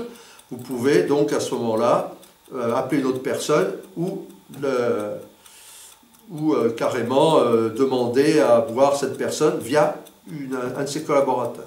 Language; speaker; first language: French; native; French